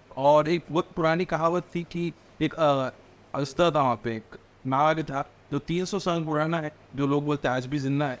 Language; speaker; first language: Hindi; native; Hindi